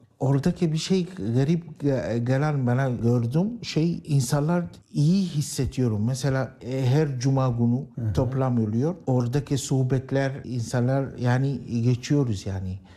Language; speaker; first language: Turkish; non-native, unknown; Arabic